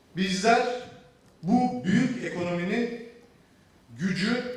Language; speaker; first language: Turkish; native; Turkish